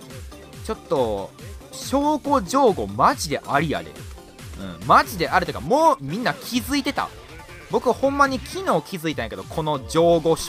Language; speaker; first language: Japanese; native; Japanese